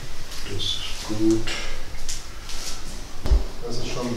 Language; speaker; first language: German; non-native, fluent; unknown